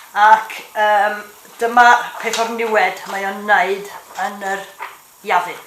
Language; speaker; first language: Welsh; native; Welsh